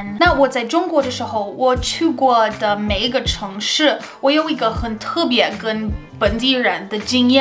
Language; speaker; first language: Chinese; non-native, fluent; English